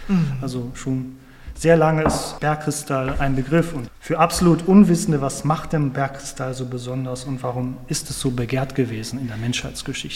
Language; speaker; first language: German; native; German